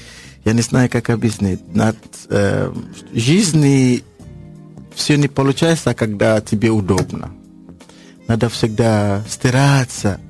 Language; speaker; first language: Russian; non-native, learner; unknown